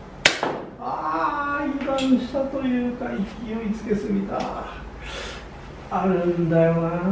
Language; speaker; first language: Japanese; native; Japanese